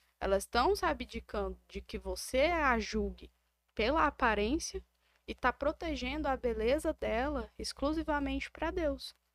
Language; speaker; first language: Portuguese; native; Portuguese